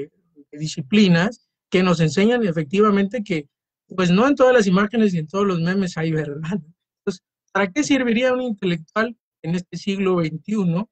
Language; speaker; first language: Spanish; native; Spanish